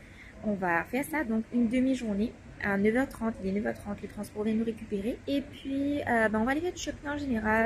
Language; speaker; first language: French; non-native, local second language; Morisyen